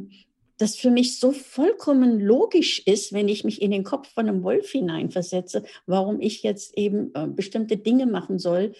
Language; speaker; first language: German; native; German